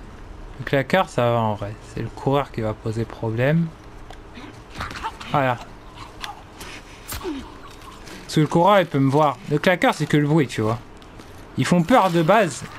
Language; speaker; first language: French; native; French